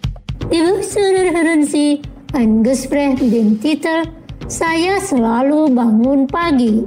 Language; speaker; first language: German; non-native, fluent; Indonesian